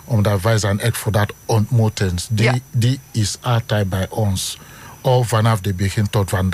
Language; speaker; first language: Dutch; non-native, learner; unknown